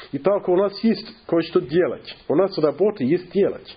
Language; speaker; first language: Russian; non-native, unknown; English